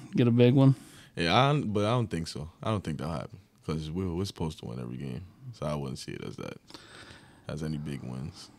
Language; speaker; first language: English; native; English